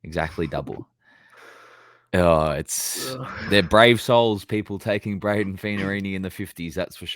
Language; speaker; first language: English; native; English